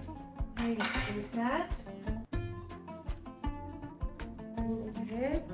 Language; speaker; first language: Arabic; native; Arabic